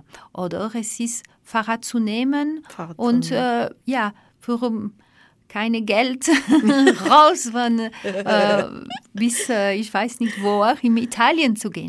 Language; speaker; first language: German; non-native, learner; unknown